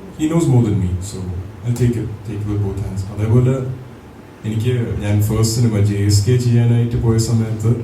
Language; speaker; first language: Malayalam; native; Malayalam